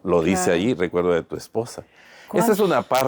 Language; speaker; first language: Spanish; native; Spanish